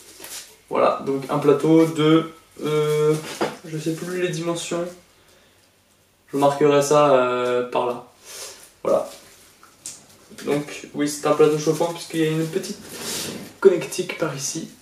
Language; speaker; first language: French; native; French